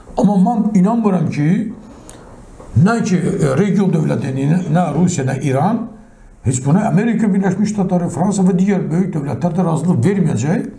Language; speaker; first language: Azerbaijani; non-native, local second language; Talysh